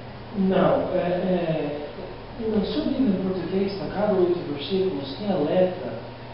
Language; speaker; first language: Portuguese; non-native, learner; English